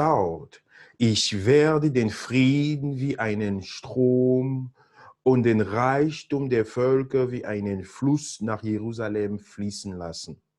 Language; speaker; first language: German; non-native, fluent; French